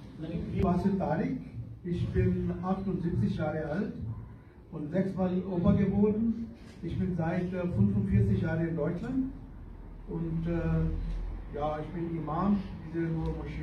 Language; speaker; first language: German; non-native, fluent; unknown